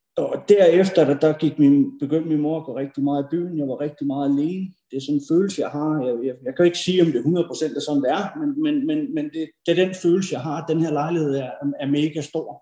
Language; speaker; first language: Danish; early bilingual, other home language; Norwegian